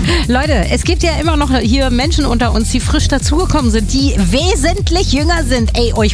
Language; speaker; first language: German; native; German